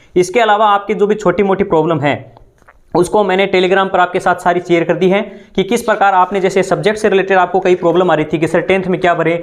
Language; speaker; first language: Hindi; native; Hindi